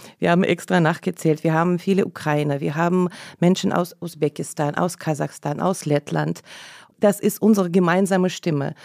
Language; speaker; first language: German; non-native, fluent; Russian